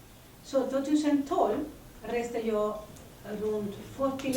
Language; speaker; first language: Swedish; early bilingual, other home language; Spanish